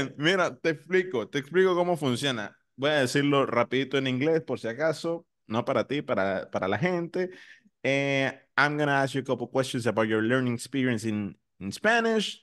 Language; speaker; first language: Spanish; native; Spanish